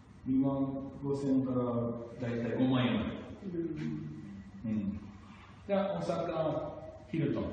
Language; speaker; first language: Japanese; non-native, fluent; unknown